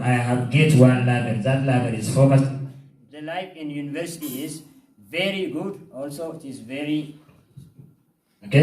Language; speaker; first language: English; non-native, learner; Oromo